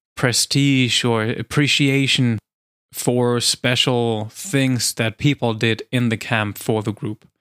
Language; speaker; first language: English; non-native, fluent; German